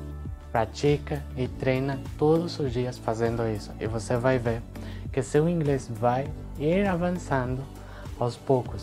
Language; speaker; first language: Portuguese; non-native, fluent; Spanish